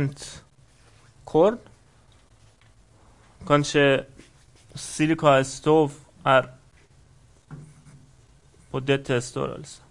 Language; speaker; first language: Norwegian; non-native, fluent; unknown